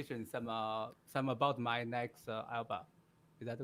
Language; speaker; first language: English; non-native, learner; Chinese